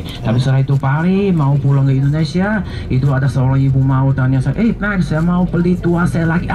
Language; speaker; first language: Indonesian; non-native, fluent; Chinese